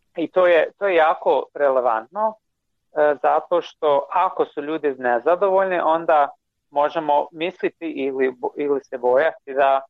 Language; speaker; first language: Croatian; non-native, fluent; English